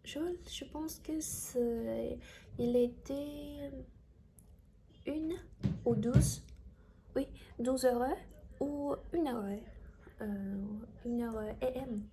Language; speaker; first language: French; non-native, learner; Chinese